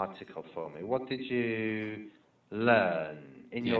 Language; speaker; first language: English; non-native, fluent; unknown